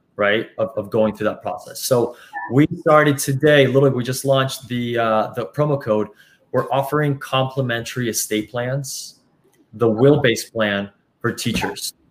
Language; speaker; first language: English; early bilingual, other home language; Spanish